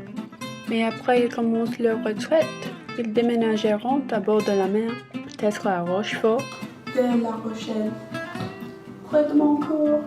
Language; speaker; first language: French; non-native, learner; English